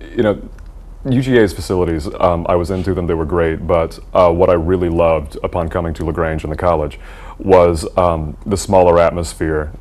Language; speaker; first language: English; native; English